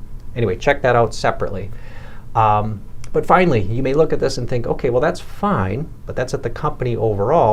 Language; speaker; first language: English; native; English